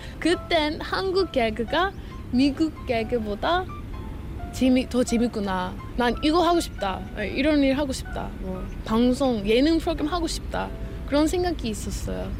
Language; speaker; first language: Korean; non-native, learner; English